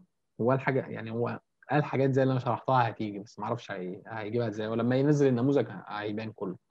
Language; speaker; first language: Arabic; native; Arabic